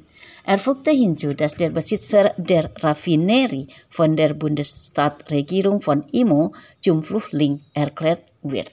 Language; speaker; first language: German; non-native, fluent; Indonesian